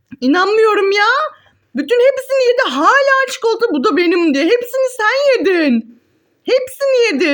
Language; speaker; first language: Turkish; native; Turkish